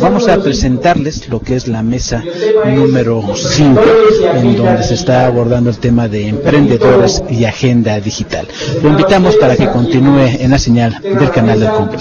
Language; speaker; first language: Spanish; native; Spanish